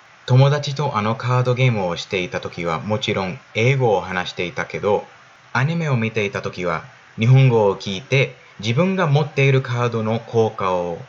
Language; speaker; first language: Japanese; non-native, fluent; English